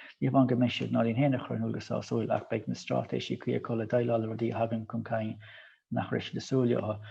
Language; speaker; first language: Irish; native; Irish